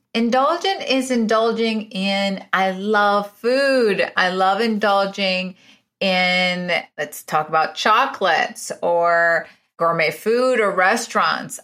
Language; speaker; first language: English; early bilingual, other home language; Spanish